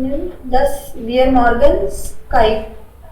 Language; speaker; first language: German; non-native, learner; Hindi